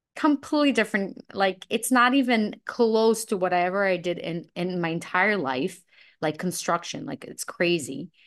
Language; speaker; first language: English; non-native, fluent; Russian